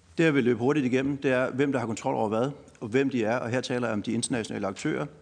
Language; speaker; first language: Danish; native; Danish